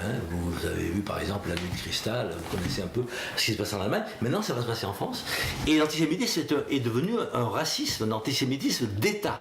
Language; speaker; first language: French; native; French